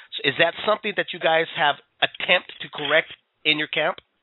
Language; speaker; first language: English; native; English